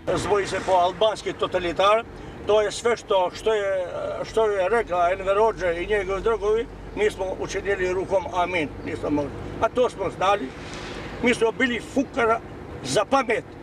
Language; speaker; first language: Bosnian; early bilingual, heritage; Serbian